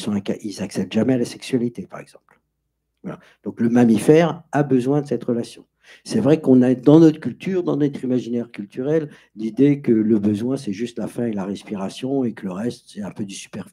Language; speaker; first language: French; native; French